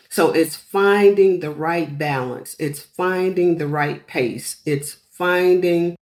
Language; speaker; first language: English; native; English